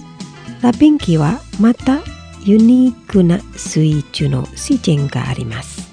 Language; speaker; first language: Japanese; non-native, fluent; Indonesian